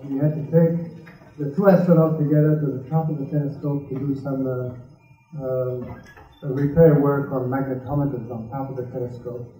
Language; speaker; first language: English; non-native, fluent; French